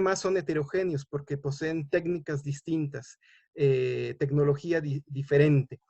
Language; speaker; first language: Spanish; native; Spanish